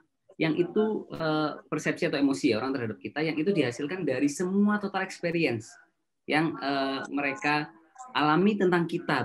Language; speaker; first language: Indonesian; native; Indonesian